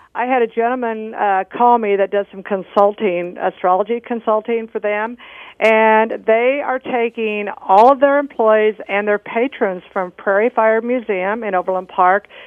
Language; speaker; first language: English; native; English